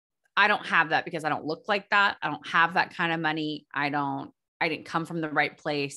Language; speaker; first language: English; native; English